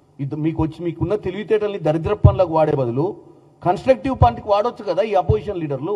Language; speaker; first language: Telugu; native; Telugu